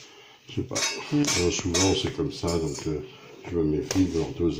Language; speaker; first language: French; native; French